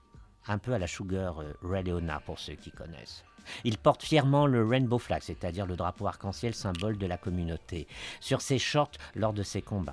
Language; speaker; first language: French; native; French